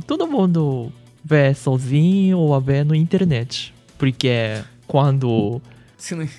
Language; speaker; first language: Portuguese; early bilingual, heritage; Japanese